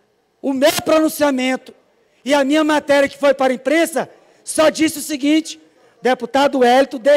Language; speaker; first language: Portuguese; native; Portuguese